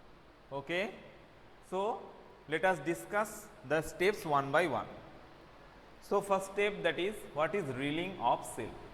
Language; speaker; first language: English; non-native, local second language; Bangla